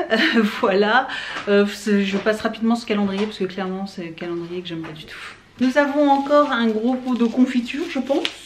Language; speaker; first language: French; native; French